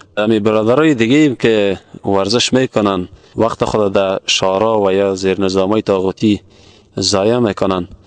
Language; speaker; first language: Persian; native; Persian